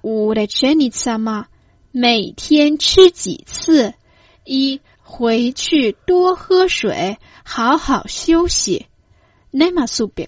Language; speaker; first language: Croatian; non-native, fluent; Chinese